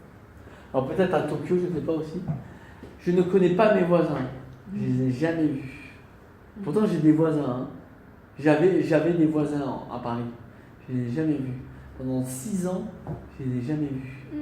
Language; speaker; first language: French; non-native, fluent; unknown